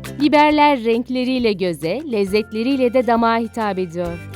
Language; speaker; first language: Turkish; native; Turkish